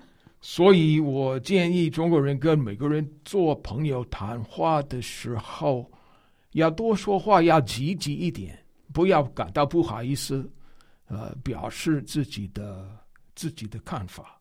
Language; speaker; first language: Chinese; non-native, fluent; English